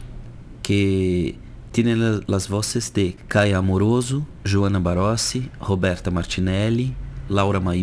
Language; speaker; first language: Spanish; non-native, fluent; Portuguese